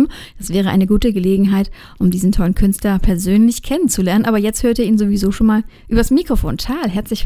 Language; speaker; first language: German; native; German